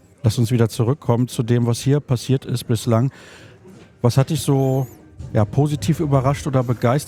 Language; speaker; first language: German; native; German